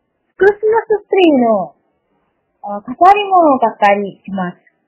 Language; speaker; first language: Japanese; non-native, learner; Malayalam